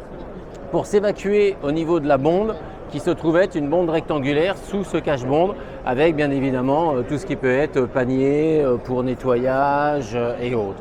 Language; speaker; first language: French; native; French